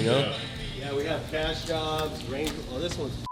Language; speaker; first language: English; native; English